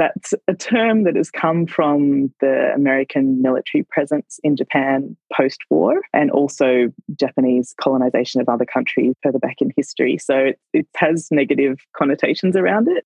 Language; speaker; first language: English; native; English